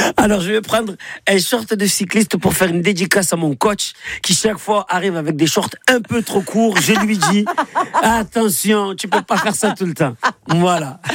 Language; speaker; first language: French; native; French